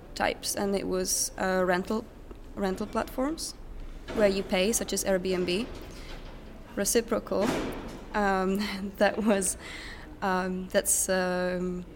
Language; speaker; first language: English; non-native, fluent; Czech